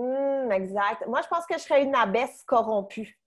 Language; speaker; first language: French; native; French